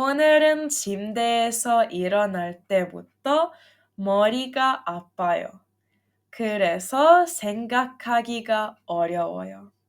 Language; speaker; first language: Korean; non-native, fluent; Serbian